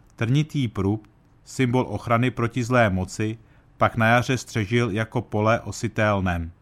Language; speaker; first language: Czech; early bilingual, heritage; Czech